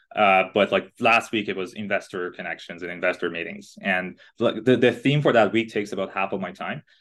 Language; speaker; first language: English; non-native, fluent; Persian